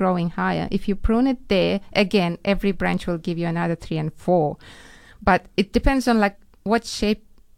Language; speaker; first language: English; non-native, fluent; Ukrainian